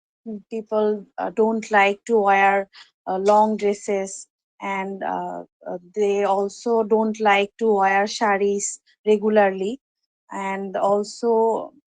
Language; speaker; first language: English; non-native, learner; Bangla